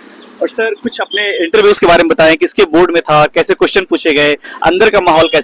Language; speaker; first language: Hindi; native; Hindi